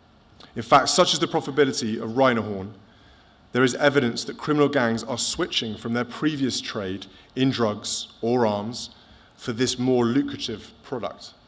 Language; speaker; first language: English; native; English